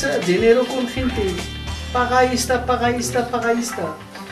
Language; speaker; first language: Spanish; non-native, learner; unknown